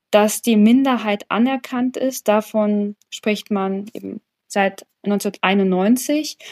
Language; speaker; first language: German; early bilingual, other home language; Polish